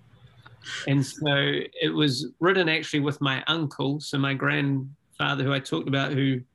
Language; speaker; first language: English; native; English